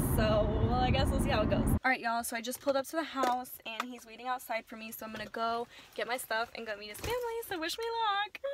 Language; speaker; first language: English; native; English